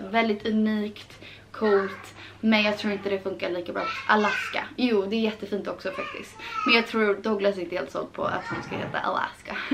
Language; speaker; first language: Swedish; early bilingual, heritage; Swedish